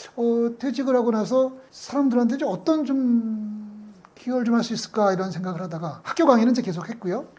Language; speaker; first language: Korean; native; Korean